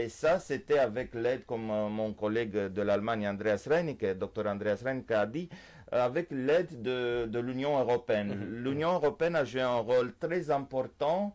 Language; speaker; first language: French; non-native, fluent; Romanian